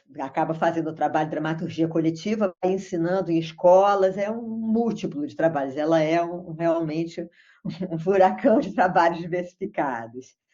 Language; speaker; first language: Portuguese; native; Portuguese